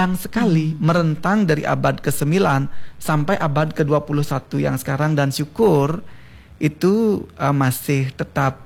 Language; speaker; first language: Indonesian; non-native, local second language; Balinese